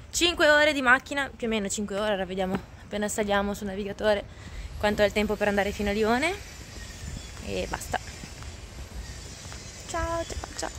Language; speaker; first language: Italian; native; Italian